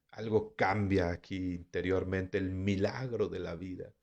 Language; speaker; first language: Spanish; native; Spanish